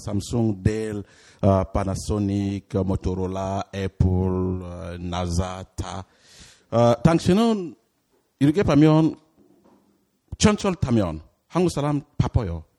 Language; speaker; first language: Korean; non-native, learner; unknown